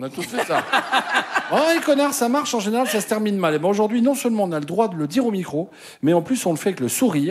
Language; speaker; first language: French; native; French